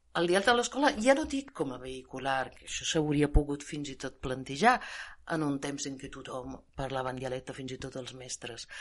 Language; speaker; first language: Catalan; non-native, fluent; Italian